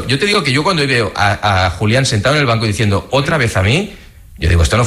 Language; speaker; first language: Spanish; native; Spanish